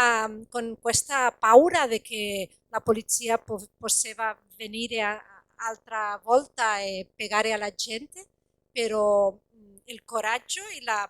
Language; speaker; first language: Italian; non-native, fluent; Catalan